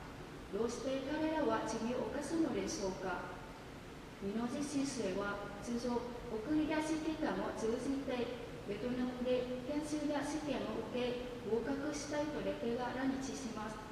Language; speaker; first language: Japanese; non-native, fluent; Vietnamese